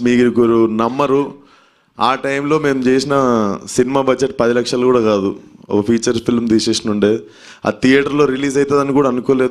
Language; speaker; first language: Telugu; native; Telugu